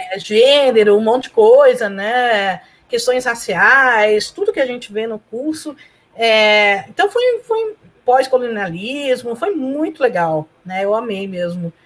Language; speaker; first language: Portuguese; early bilingual, other home language; Spanish